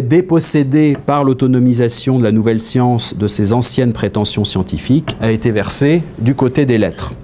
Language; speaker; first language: French; native; French